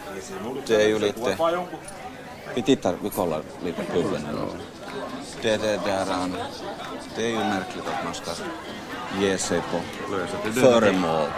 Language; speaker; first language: Swedish; native; Swedish